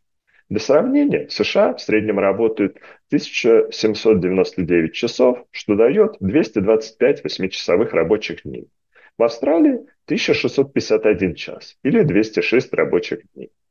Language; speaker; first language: Russian; native; Russian